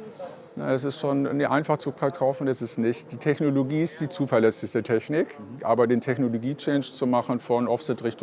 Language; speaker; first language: German; native; German